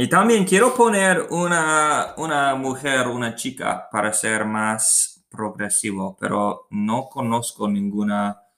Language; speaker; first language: Spanish; non-native, learner; English